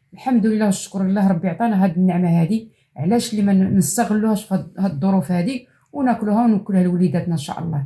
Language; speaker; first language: Arabic; native; Arabic